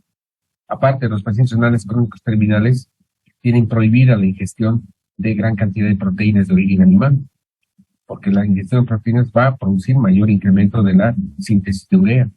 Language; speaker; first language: Spanish; native; Spanish